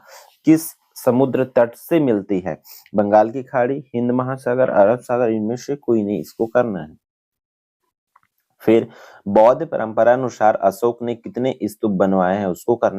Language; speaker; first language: Hindi; native; Hindi